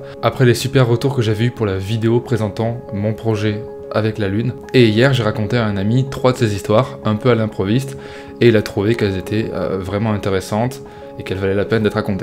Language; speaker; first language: French; native; French